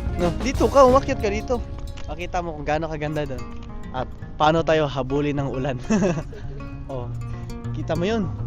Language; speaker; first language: Filipino; non-native, local second language; Cebuano